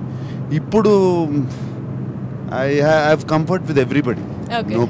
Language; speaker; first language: Telugu; native; Telugu